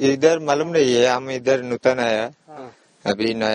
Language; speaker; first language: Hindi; non-native, learner; Bangla